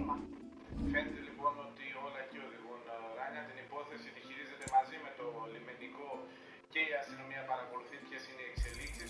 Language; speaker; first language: Greek; native; Greek